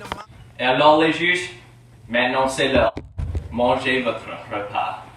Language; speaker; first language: French; non-native, fluent; English